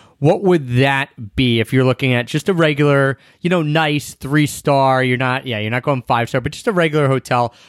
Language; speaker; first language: English; native; English